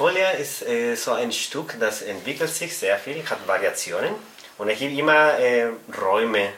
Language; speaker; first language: German; non-native, fluent; Spanish